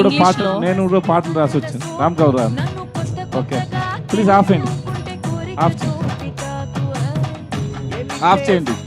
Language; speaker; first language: Telugu; non-native, learner; Tamil